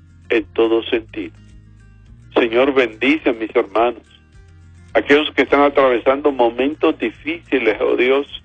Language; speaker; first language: Spanish; native; Spanish